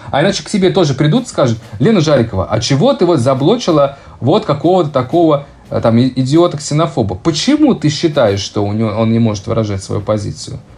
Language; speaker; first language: Russian; native; Russian